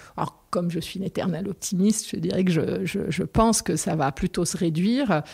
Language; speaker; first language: French; non-native, local second language; Arabic